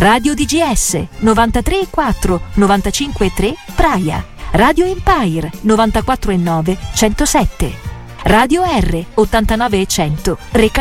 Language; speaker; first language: Italian; native; Italian